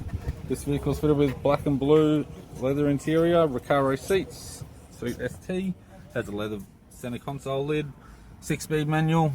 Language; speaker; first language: English; native; English